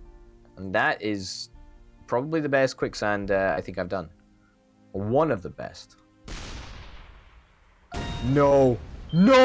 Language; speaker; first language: English; native; English